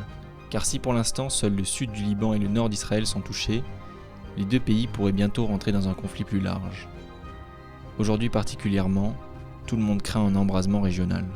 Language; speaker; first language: French; native; French